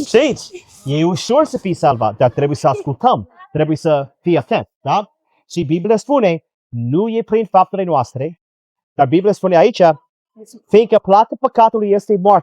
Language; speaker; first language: Romanian; non-native, learner; English